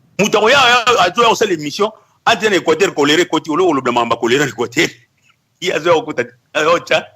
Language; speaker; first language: Lingala; non-native, local second language; Kongo